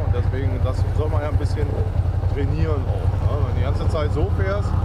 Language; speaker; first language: German; native; German